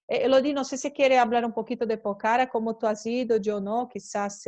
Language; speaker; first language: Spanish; non-native, fluent; Portuguese